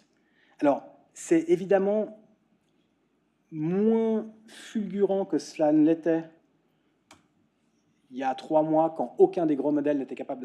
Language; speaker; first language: French; native; French